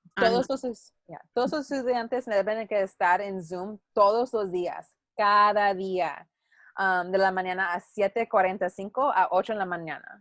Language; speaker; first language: Spanish; non-native, learner; English